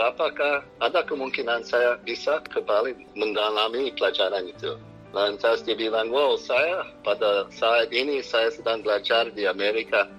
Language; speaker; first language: Indonesian; non-native, fluent; English